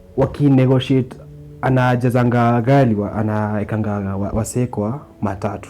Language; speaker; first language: Swahili; native; Swahili